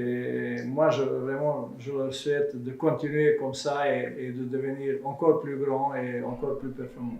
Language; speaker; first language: French; non-native, fluent; Serbian